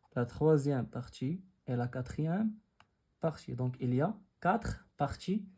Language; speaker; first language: French; non-native, local second language; Arabic